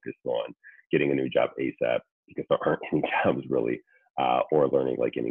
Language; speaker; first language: English; native; English